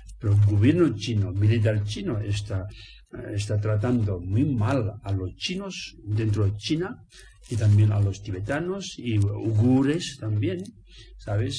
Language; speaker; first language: Spanish; non-native, learner; Tibetan